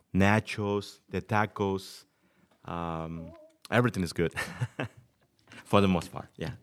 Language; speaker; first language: English; non-native, fluent; Spanish